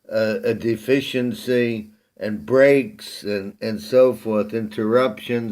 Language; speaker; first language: English; native; English